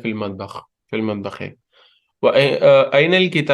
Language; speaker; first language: Arabic; non-native, fluent; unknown